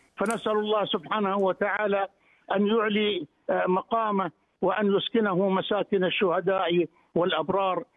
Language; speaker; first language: Arabic; native; Arabic